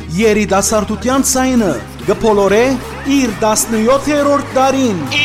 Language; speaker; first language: Armenian; early bilingual, heritage; Armenian